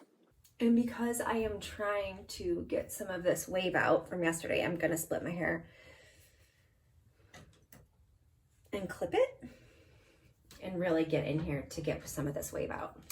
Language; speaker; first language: English; native; English